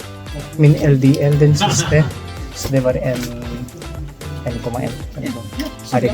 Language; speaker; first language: Norwegian; non-native, learner; Filipino